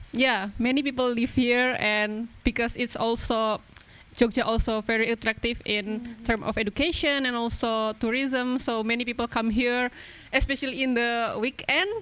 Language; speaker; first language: English; non-native, local second language; Indonesian